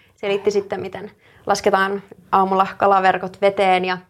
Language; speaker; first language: Finnish; native; Finnish